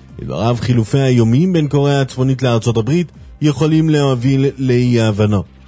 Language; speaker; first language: Hebrew; native; Hebrew